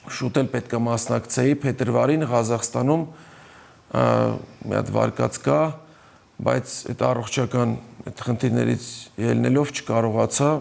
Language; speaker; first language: Armenian; early bilingual, heritage; Armenian